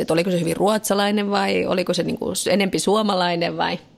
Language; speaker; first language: Finnish; native; Finnish